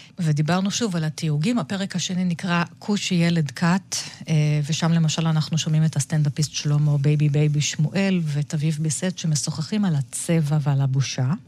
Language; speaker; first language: Hebrew; native; Hebrew